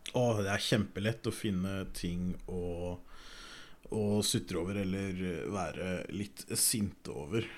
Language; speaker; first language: Norwegian; native; Norwegian